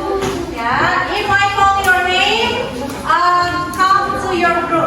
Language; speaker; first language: English; non-native, learner; Indonesian